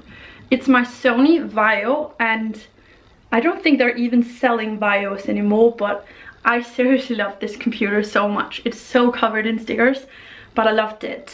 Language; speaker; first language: English; non-native, fluent; Danish